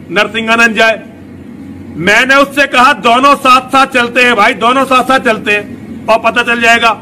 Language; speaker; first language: Hindi; native; Hindi